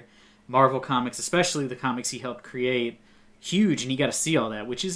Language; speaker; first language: English; native; English